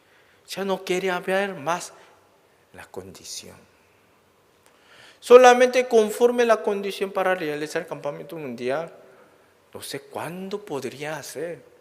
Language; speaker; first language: Spanish; non-native, learner; Korean